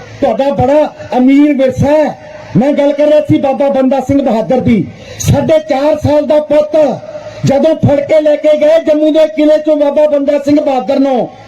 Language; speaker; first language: Punjabi; non-native, local second language; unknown